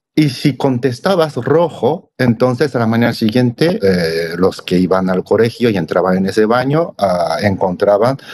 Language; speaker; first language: Spanish; non-native, fluent; Japanese